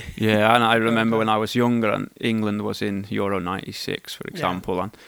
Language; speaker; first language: English; native; English